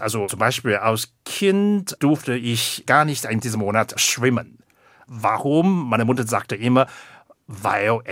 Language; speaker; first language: German; non-native, fluent; Chinese